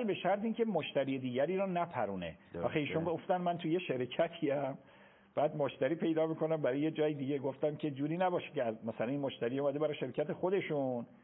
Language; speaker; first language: Persian; native; Persian